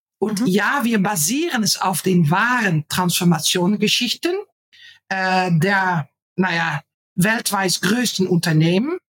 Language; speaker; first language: German; non-native, fluent; Dutch